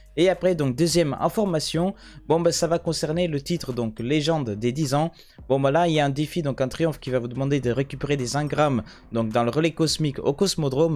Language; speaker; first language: French; native; French